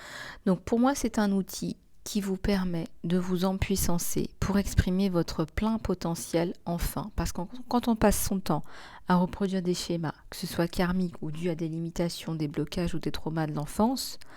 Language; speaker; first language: French; native; French